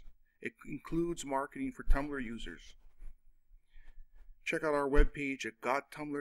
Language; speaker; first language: English; native; English